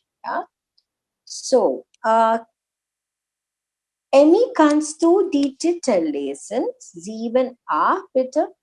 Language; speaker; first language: German; non-native, learner; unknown